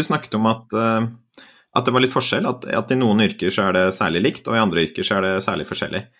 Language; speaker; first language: Norwegian; native; Norwegian